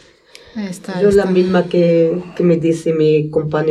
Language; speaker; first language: Spanish; non-native, learner; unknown